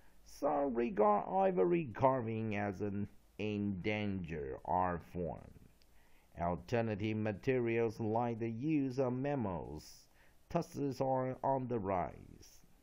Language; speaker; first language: English; non-native, fluent; Chinese